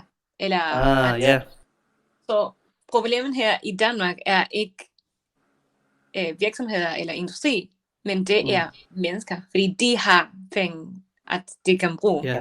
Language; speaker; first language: Danish; non-native, learner; Spanish